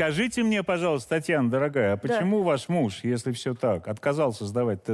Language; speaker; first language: Russian; native; Russian